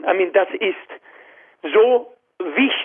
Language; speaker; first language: German; non-native, learner; Spanish